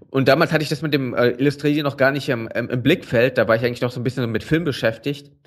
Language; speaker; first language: German; native; German